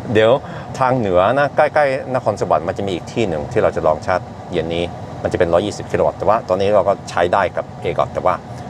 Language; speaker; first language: Thai; non-native, fluent; Norwegian